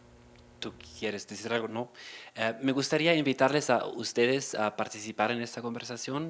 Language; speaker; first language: Spanish; non-native, fluent; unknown